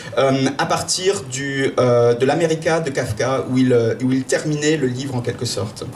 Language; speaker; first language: French; native; French